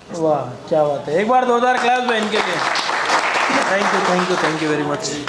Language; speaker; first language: Hindi; native; Hindi